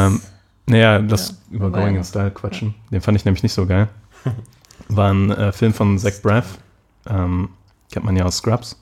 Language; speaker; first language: German; native; German